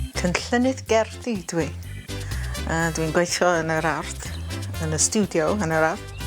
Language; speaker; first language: Welsh; non-native, local second language; English